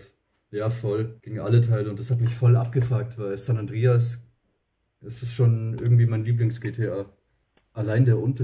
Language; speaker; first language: German; native; German